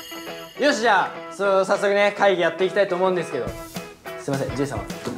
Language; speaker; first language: Japanese; native; Japanese